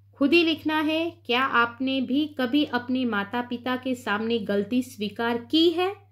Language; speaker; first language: Hindi; non-native, local second language; Gujarati